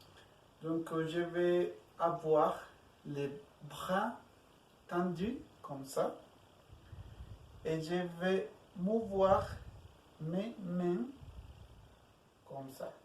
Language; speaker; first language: French; non-native, learner; Spanish